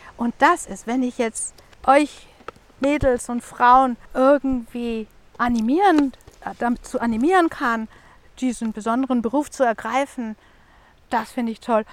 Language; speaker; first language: German; native; German